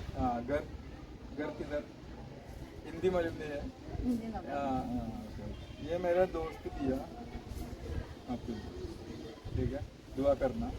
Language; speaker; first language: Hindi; non-native, local second language; Malayalam